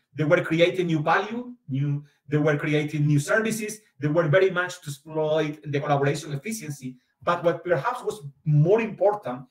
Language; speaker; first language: English; non-native, fluent; Spanish